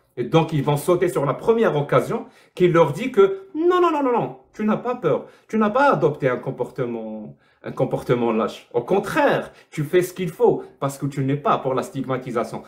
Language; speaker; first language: French; non-native, local second language; Arabic